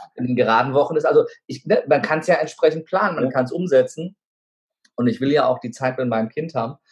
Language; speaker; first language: German; native; German